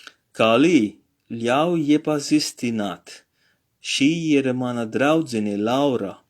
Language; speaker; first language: Latvian; non-native, learner; Morisyen